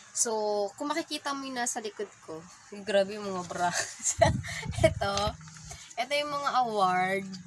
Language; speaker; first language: Filipino; non-native, local second language; Bikol